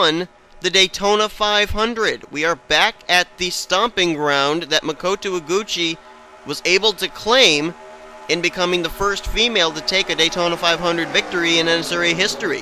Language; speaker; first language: English; native; English